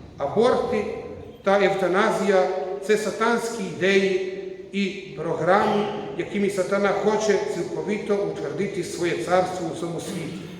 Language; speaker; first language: Ukrainian; non-native, learner; Croatian